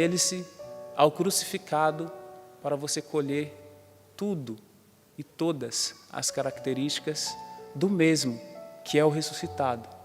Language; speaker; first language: Portuguese; native; Portuguese